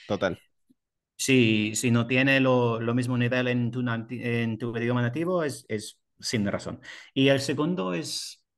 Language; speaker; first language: Spanish; non-native, learner; English